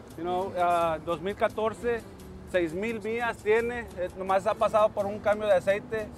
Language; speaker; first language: Spanish; early bilingual, heritage; Spanish